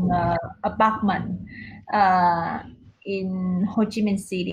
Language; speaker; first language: English; non-native, learner; Vietnamese